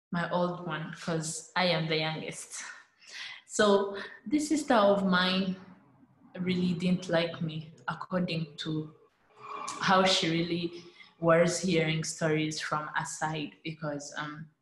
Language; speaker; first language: English; non-native, local second language; Kinyarwanda